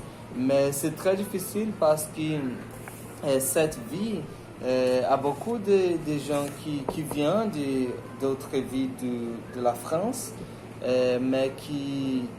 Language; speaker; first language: French; non-native, learner; Portuguese